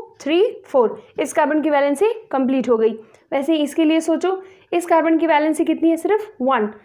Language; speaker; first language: Hindi; native; Hindi